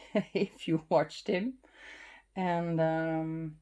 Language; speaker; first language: English; non-native, fluent; Dutch